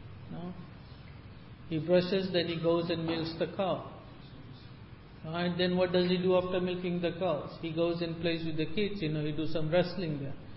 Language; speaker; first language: English; native; English